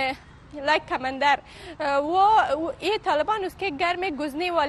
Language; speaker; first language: Hindi; non-native, fluent; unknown